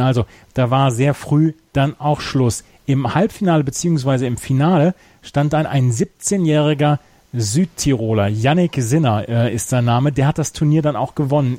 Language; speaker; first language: German; native; German